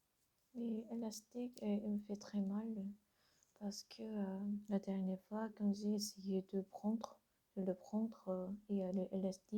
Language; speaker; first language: French; non-native, learner; Korean